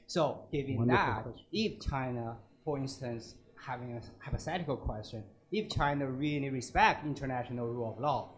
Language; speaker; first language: English; native; English